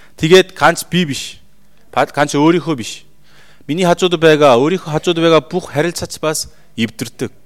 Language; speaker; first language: Mongolian; non-native, fluent; Korean